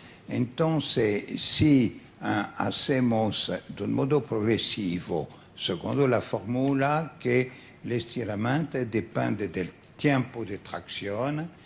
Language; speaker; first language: Spanish; non-native, fluent; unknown